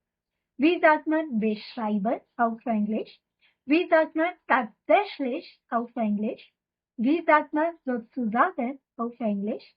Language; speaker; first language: German; non-native, fluent; Hindi